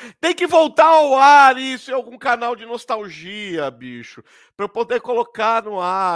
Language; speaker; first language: Portuguese; native; Portuguese